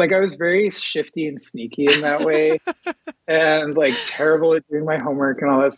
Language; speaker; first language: English; native; English